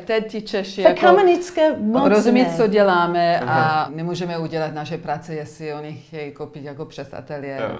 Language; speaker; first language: Czech; non-native, learner; English